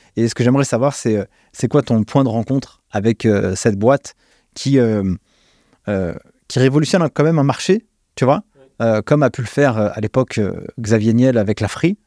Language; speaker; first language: French; native; French